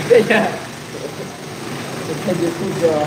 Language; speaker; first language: English; non-native, learner; Vietnamese